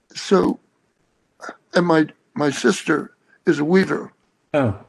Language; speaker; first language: English; native; English